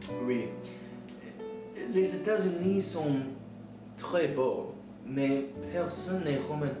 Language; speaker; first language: French; non-native, learner; English